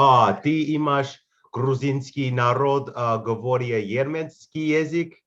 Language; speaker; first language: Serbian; non-native, learner; English